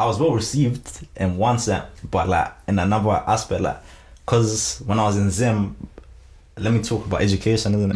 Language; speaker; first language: English; early bilingual, other home language; Shona